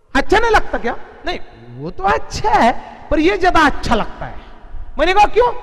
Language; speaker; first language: Hindi; non-native, local second language; Marathi